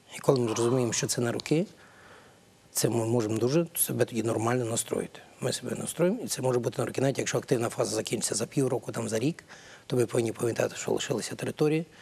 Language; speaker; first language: Ukrainian; native; Ukrainian